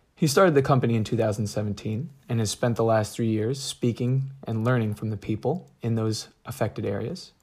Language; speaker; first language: English; native; English